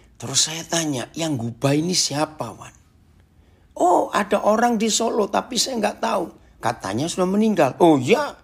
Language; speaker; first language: Indonesian; native; Indonesian